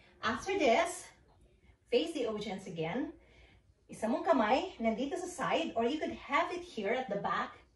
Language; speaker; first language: English; non-native, local second language; Filipino